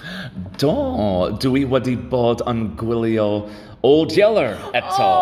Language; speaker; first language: Welsh; non-native, learner; English